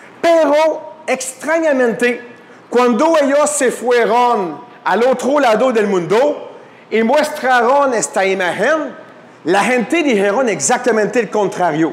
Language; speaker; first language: Spanish; non-native, fluent; French